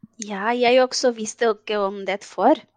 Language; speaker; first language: Norwegian; non-native, fluent; Bangla